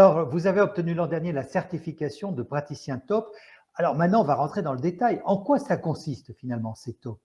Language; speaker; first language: French; native; French